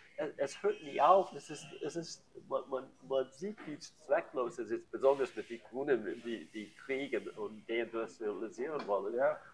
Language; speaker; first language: German; non-native, learner; English